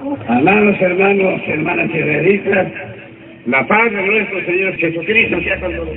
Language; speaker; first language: Spanish; non-native, local second language; Quechua